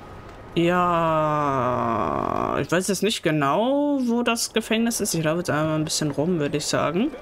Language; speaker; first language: German; native; German